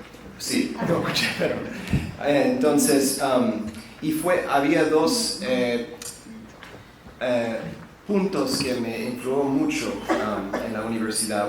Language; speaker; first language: Spanish; non-native, fluent; English